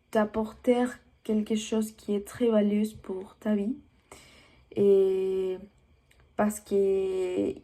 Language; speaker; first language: French; non-native, learner; Spanish